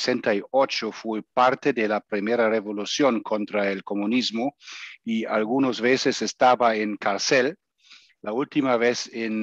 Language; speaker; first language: Spanish; non-native, fluent; German